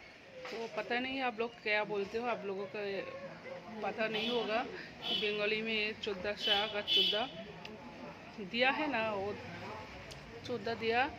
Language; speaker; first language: Hindi; non-native, local second language; Bangla